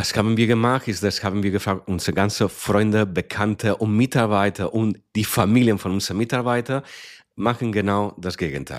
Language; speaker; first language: German; non-native, fluent; Spanish